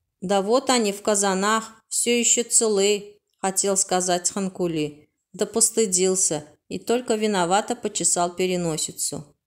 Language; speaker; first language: Russian; non-native, local second language; Turkmen